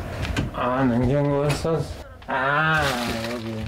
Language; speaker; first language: Korean; non-native, learner; English